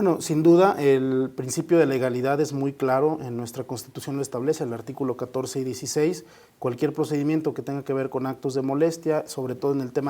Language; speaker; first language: Spanish; native; Spanish